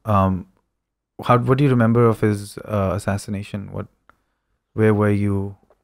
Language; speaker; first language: English; non-native, local second language; Urdu